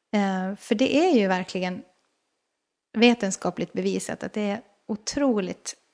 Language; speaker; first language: Swedish; native; Swedish